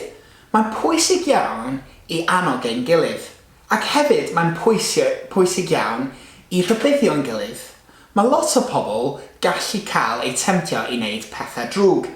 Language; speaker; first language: Welsh; non-native, local second language; English